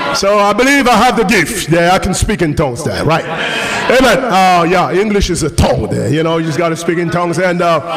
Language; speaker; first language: English; non-native, local second language; French